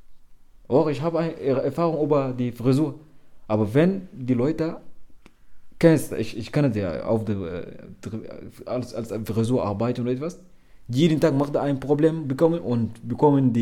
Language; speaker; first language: German; non-native, learner; Arabic